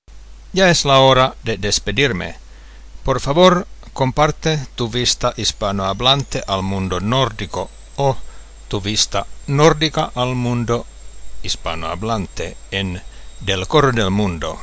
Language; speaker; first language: Spanish; non-native, fluent; Finnish